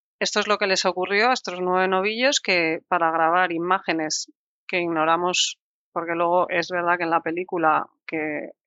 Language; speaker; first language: Spanish; native; Spanish